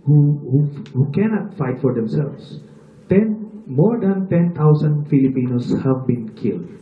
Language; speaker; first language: English; non-native, local second language; Filipino